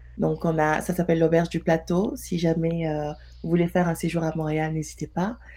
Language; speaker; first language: French; non-native, local second language; Wolof